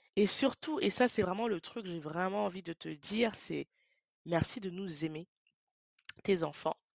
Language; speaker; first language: French; native; French